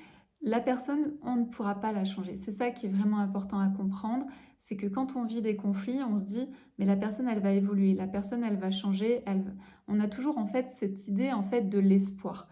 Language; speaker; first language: French; native; French